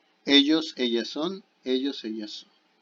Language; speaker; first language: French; non-native, fluent; Spanish